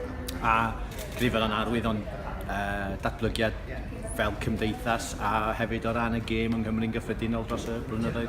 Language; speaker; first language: Welsh; native; Welsh